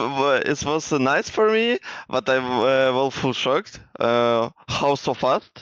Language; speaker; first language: English; non-native, learner; Russian